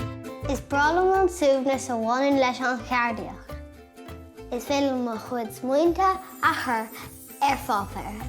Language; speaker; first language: Irish; non-native, local second language; English